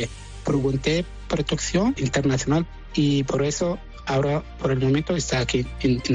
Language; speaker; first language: Spanish; non-native, learner; Arabic